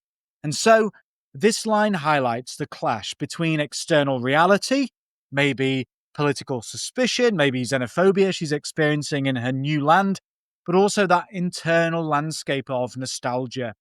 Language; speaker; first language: English; native; English